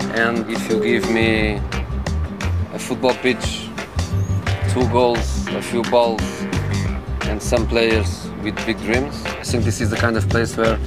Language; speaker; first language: English; non-native, fluent; Portuguese